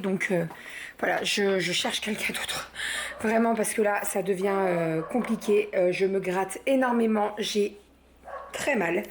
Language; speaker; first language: French; native; French